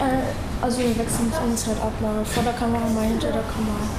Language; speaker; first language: German; native; German